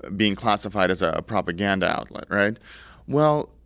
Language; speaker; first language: English; early bilingual, other home language; Russian